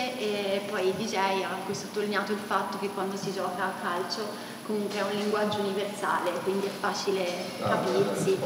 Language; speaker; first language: Italian; native; Italian